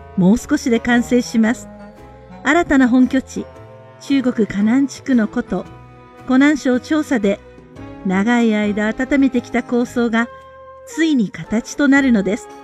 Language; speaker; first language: Japanese; native; Japanese